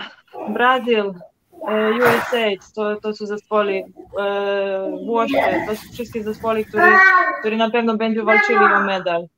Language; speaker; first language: Polish; non-native, learner; Serbian